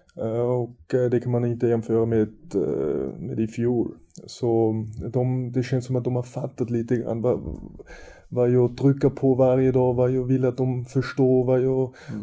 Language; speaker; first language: Swedish; non-native, fluent; German